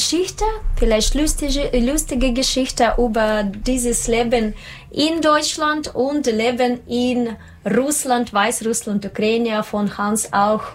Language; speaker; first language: German; non-native, learner; Russian